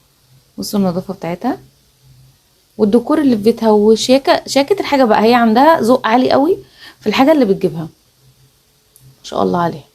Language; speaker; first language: Arabic; native; Arabic